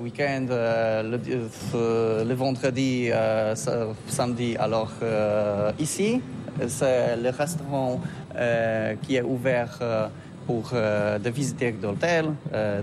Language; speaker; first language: French; non-native, learner; Polish